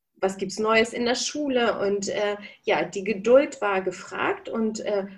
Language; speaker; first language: German; early bilingual, other home language; Russian